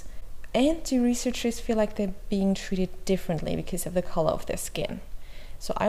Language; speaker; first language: English; non-native, fluent; German